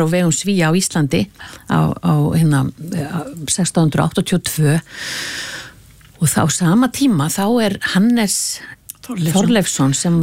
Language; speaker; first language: Icelandic; native; Icelandic